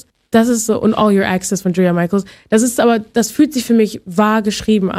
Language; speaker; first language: German; native; German